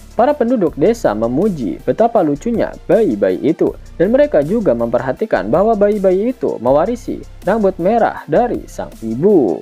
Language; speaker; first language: Indonesian; native; Indonesian